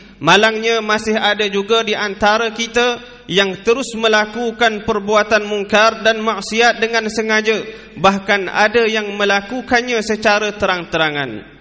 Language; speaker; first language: Malay; native; Malay